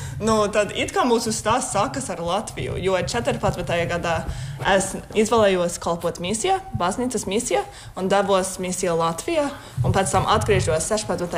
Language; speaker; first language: Latvian; non-native, fluent; English